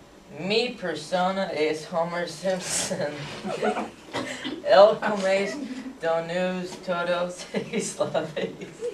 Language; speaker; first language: Spanish; non-native, learner; English